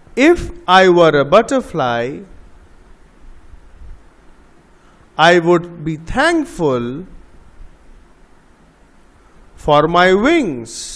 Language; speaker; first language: English; non-native, local second language; Bangla